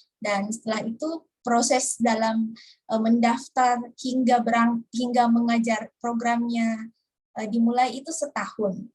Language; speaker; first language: Indonesian; native; Indonesian